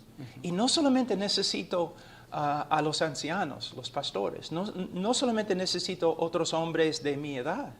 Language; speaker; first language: Spanish; non-native, fluent; English